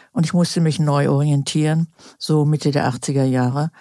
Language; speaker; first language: German; native; German